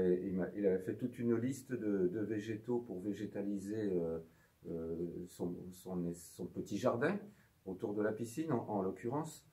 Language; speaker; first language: French; native; French